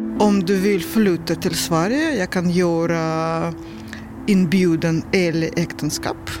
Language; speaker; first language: Swedish; non-native, learner; Russian